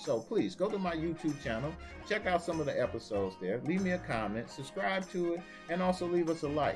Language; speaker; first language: English; native; English